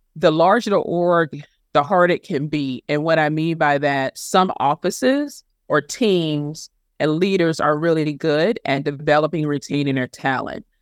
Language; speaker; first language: English; native; English